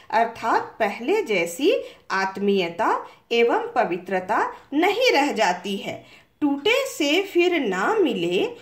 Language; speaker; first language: Hindi; native; Hindi